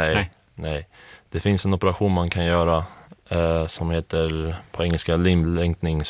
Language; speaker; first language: Swedish; native; Swedish